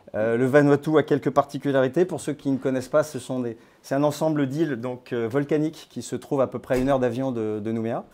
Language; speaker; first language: French; native; French